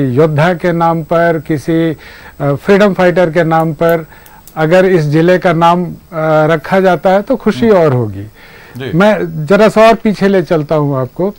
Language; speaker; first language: Hindi; native; Hindi